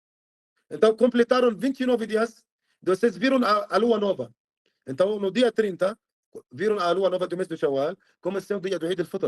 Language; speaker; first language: Portuguese; non-native, fluent; Arabic